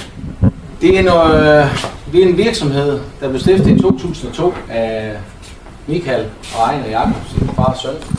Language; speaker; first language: Danish; native; Danish